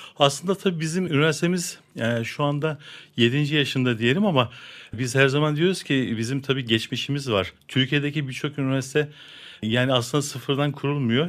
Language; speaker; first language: Turkish; native; Turkish